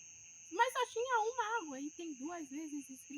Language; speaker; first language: Portuguese; non-native, learner; Haitian Creole